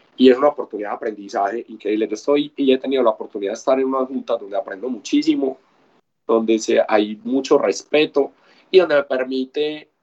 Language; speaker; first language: Spanish; native; Spanish